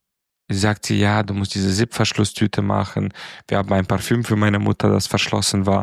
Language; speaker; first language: German; non-native, fluent; Romanian